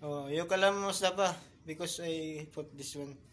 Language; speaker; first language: English; non-native, learner; Filipino